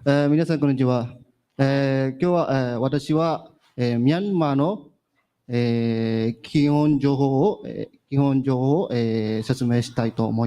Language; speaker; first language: Japanese; non-native, learner; Burmese